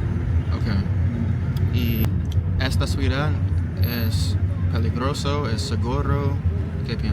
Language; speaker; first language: Spanish; non-native, learner; English